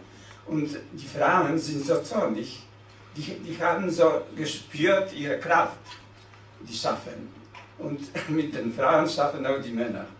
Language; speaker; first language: German; non-native, fluent; Polish